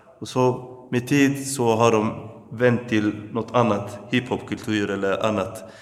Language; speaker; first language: Swedish; early bilingual, other home language; Arabic